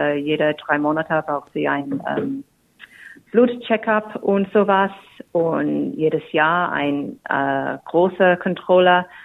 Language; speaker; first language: German; non-native, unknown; English